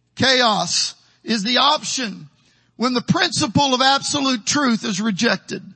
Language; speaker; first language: English; native; English